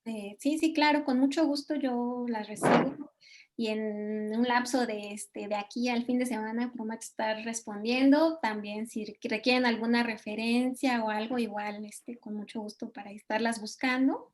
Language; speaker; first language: Spanish; native; Spanish